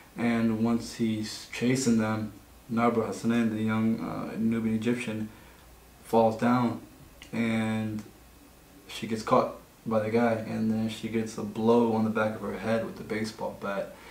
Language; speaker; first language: English; native; English